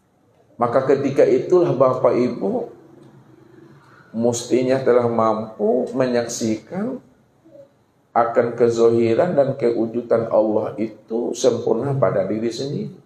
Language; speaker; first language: Indonesian; native; Indonesian